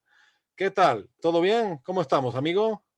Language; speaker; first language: Spanish; native; Spanish